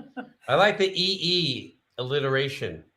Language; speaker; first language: English; native; English